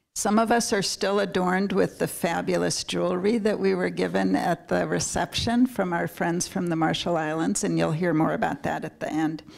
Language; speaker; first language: English; native; English